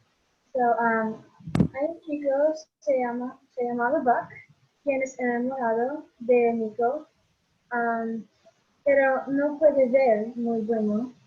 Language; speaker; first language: Spanish; non-native, learner; English